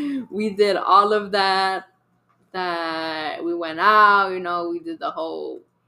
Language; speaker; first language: English; early bilingual, other home language; Spanish